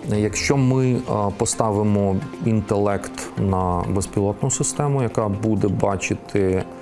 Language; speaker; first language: Ukrainian; native; Ukrainian